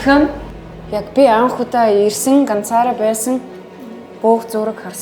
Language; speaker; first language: Mongolian; non-native, learner; Russian